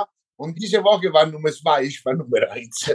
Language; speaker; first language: German; non-native, learner; Italian